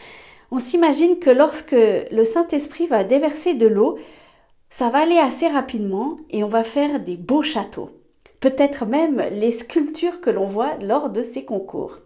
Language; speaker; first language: French; native; French